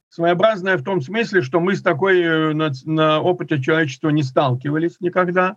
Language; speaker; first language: Russian; native; Russian